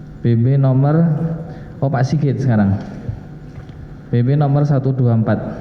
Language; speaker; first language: Indonesian; native; Indonesian